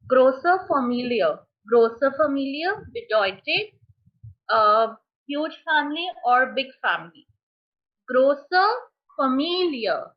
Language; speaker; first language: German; non-native, fluent; Hindi